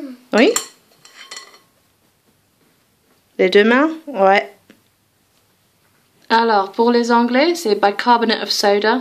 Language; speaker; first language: French; non-native, fluent; English